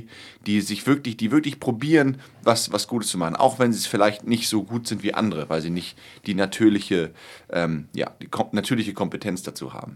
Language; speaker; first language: German; native; German